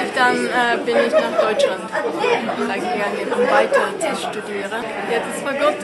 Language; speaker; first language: German; non-native, fluent; Japanese